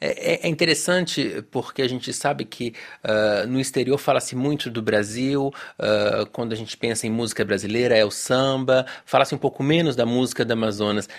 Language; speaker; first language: Portuguese; native; Portuguese